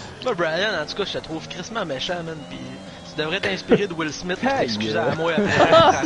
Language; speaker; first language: French; native; French